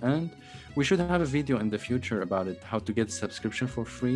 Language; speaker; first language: English; non-native, fluent; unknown